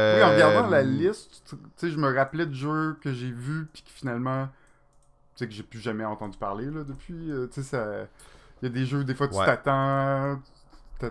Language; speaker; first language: French; native; French